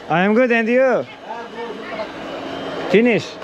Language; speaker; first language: English; non-native, learner; Turkish